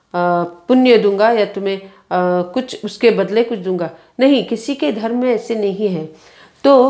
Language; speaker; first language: Hindi; non-native, local second language; Kannada